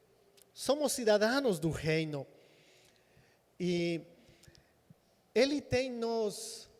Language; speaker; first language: Portuguese; non-native, fluent; Spanish